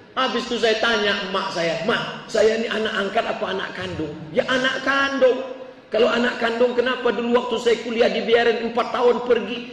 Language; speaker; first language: Indonesian; native; Indonesian